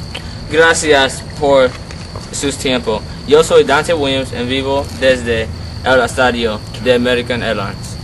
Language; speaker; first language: Spanish; non-native, learner; English